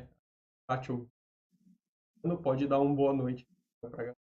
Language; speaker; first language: Portuguese; native; Portuguese